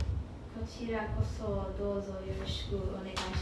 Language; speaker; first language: Japanese; non-native, learner; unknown